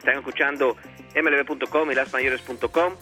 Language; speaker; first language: Spanish; native; Spanish